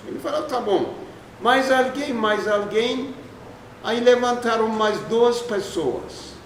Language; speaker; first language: Portuguese; non-native, fluent; Turkish